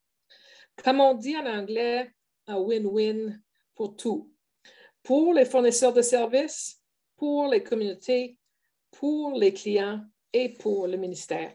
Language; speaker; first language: French; native; French